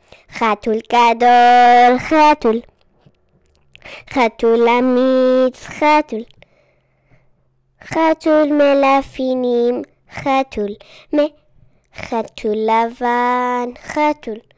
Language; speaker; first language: Hebrew; non-native, learner; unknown